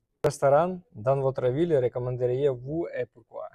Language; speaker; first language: French; non-native, learner; Russian